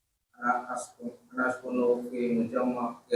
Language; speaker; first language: Arabic; non-native, learner; Indonesian